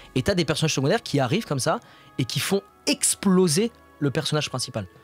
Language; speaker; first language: French; native; French